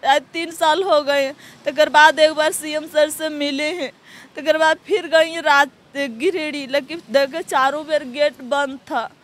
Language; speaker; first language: Hindi; native; Hindi